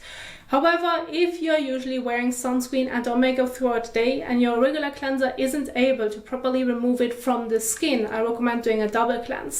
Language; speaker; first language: English; non-native, fluent; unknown